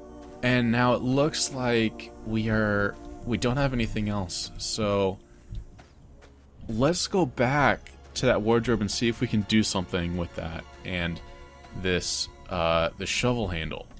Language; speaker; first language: English; native; English